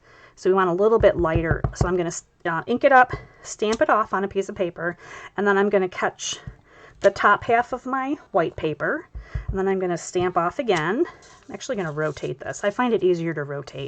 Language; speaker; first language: English; native; English